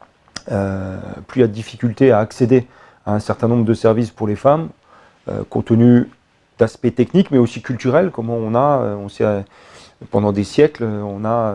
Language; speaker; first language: French; native; French